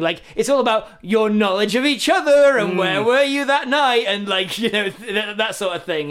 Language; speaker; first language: English; native; English